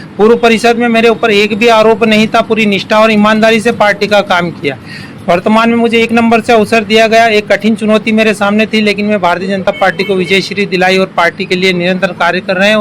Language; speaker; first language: Hindi; native; Hindi